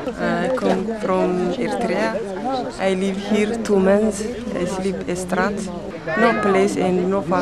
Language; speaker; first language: English; non-native, learner; Tigrinya